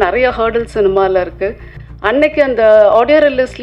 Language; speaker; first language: Tamil; native; Tamil